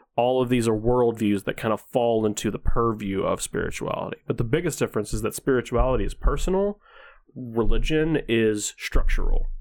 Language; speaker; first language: English; early bilingual, other home language; Danish